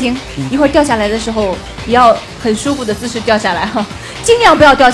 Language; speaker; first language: Chinese; native; Chinese